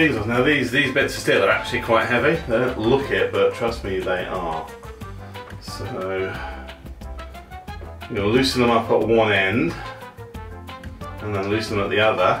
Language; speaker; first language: English; native; English